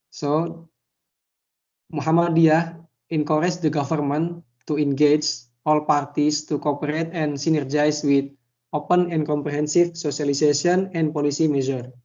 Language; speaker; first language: English; non-native, learner; Indonesian